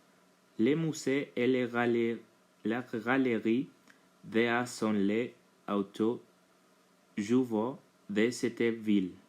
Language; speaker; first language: French; non-native, learner; Spanish